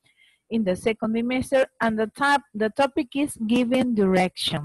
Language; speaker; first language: English; non-native, learner; Spanish